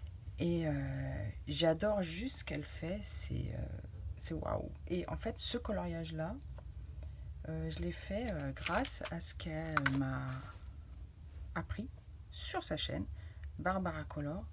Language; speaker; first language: French; native; French